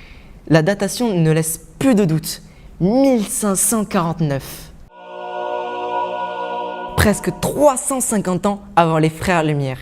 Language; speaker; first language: French; native; French